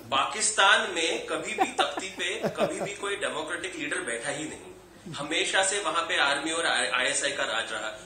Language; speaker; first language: Hindi; native; Hindi